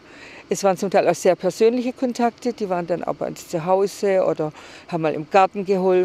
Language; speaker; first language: German; native; German